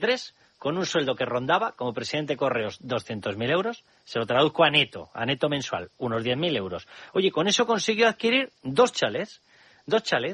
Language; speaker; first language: Spanish; native; Spanish